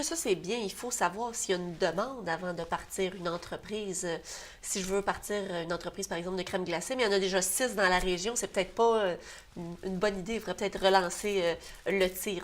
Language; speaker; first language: French; native; French